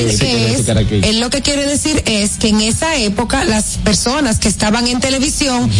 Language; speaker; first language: Spanish; native; Spanish